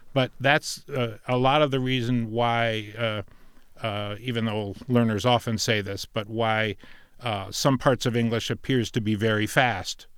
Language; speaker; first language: English; native; English